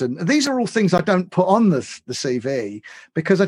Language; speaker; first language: English; native; English